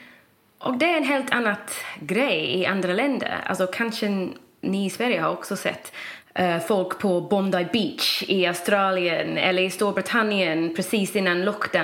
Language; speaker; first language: Swedish; non-native, fluent; English